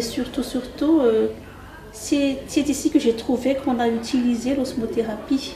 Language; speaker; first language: French; non-native, local second language; Malagasy